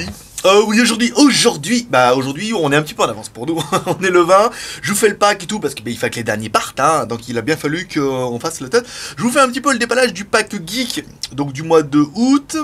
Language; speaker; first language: French; native; French